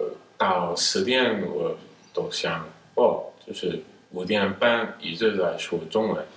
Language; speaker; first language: Chinese; non-native, fluent; English